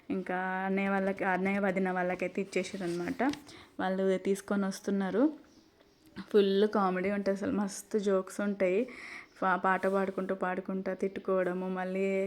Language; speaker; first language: Telugu; non-native, local second language; Lambadi